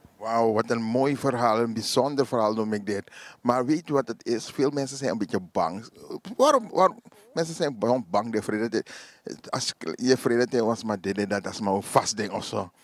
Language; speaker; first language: Dutch; native; Dutch